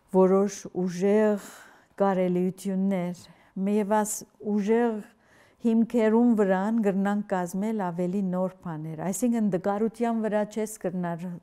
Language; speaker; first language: Armenian; early bilingual, heritage; Armenian